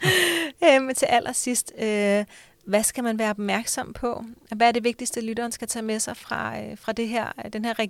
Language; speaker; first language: Danish; native; Danish